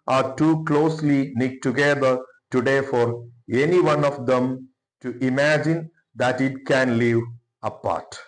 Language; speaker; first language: English; non-native, local second language; Malayalam